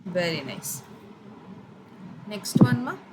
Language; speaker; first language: English; non-native, local second language; Tamil